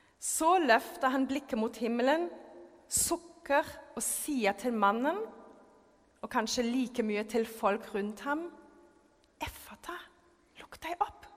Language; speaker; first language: Norwegian; non-native, fluent; German